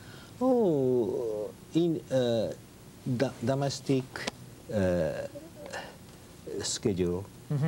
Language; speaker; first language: English; non-native, learner; Japanese